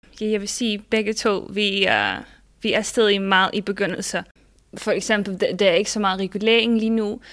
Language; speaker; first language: Danish; non-native, fluent; Dutch